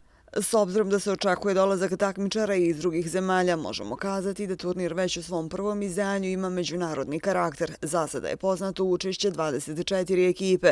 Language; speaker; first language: Bosnian; native; Bosnian